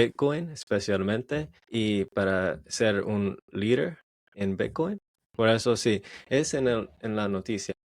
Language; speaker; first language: Spanish; non-native, learner; English